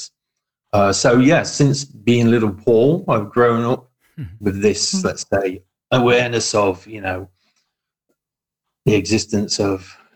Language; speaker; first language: English; native; English